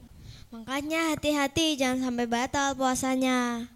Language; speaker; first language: Indonesian; native; Indonesian